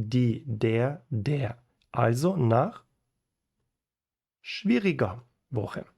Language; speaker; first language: German; non-native, learner; Ukrainian